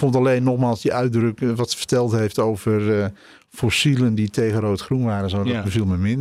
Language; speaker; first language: Dutch; native; Dutch